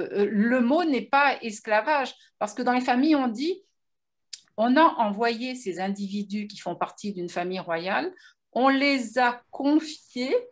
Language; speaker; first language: French; native; French